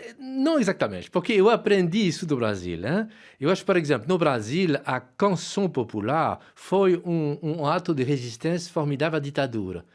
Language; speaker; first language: Portuguese; non-native, fluent; French